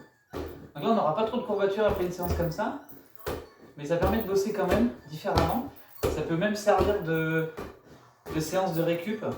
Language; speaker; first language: French; native; French